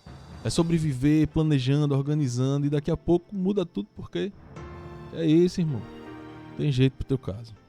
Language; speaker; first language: Portuguese; native; Portuguese